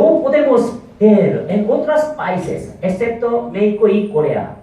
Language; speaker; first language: Spanish; non-native, fluent; Korean